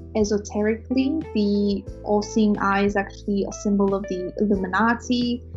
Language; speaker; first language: English; non-native, fluent; Romanian